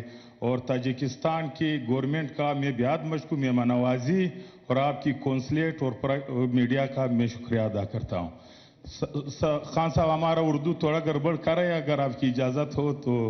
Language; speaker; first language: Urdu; non-native, local second language; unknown